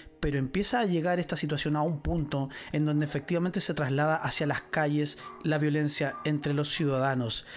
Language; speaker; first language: Spanish; native; Spanish